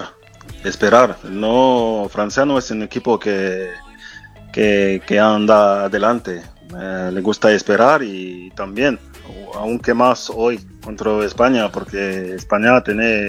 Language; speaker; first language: Spanish; non-native, fluent; French